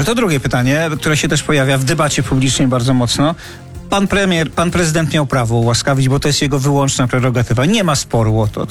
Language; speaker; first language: Polish; native; Polish